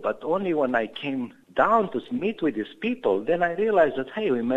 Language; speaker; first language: English; non-native, fluent; Romanian